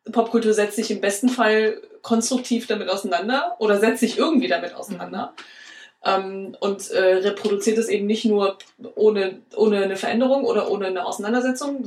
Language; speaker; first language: German; native; German